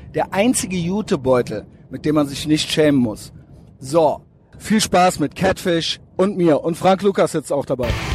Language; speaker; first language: German; native; German